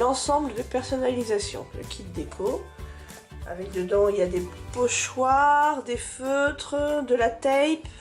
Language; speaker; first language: French; native; French